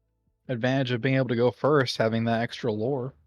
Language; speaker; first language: English; native; English